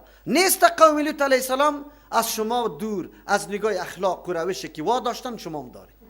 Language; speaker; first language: Persian; native; Persian